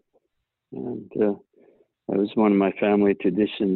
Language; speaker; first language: English; non-native, fluent; Swiss German